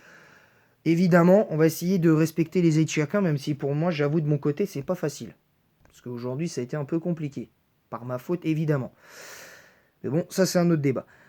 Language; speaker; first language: French; native; French